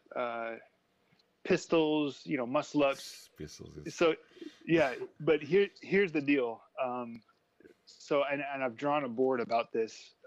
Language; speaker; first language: English; native; English